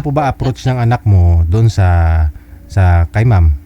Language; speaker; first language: Filipino; native; Filipino